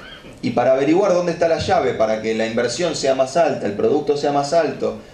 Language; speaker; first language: Spanish; native; Spanish